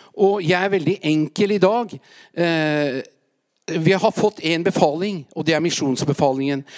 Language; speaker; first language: Norwegian; native; Norwegian